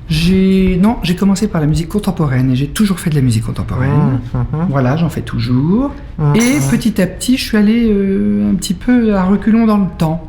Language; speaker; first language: French; native; French